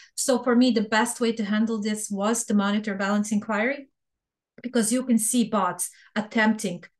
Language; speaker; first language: English; non-native, fluent; Bosnian